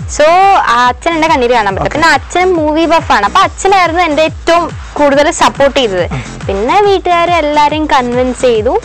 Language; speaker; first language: Malayalam; non-native, local second language; Konkani